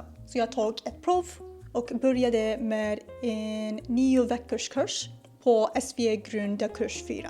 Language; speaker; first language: Swedish; non-native, learner; Japanese